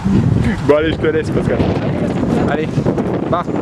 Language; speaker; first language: French; native; French